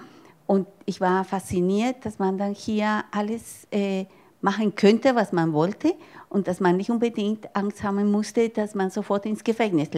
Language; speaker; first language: German; non-native, fluent; Spanish